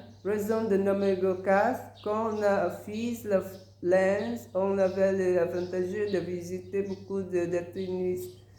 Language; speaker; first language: French; non-native, learner; Vietnamese